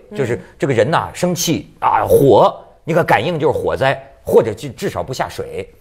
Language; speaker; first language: Chinese; native; Chinese